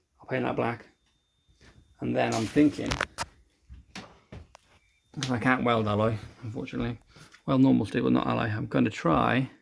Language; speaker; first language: English; native; English